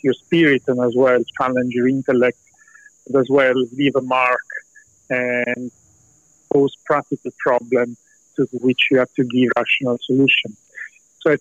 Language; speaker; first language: English; non-native, fluent; Italian